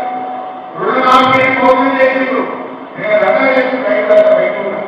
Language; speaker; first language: Telugu; native; Telugu